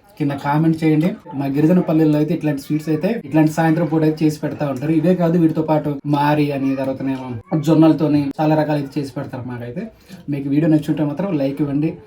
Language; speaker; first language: Telugu; non-native, local second language; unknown